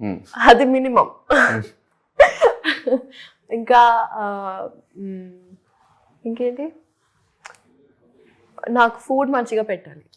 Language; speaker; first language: Telugu; non-native, local second language; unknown